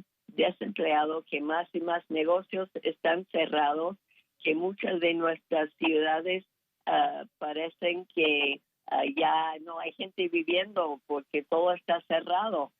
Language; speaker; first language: Spanish; non-native, fluent; English